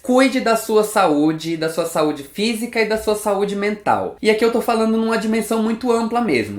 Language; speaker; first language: Portuguese; native; Portuguese